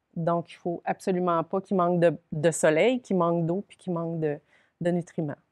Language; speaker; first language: French; native; French